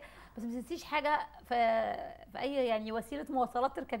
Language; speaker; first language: Arabic; native; Arabic